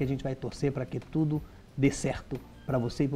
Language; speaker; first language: Portuguese; native; Portuguese